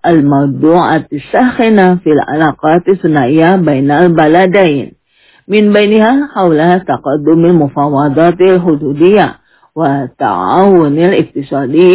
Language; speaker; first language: Arabic; non-native, fluent; Indonesian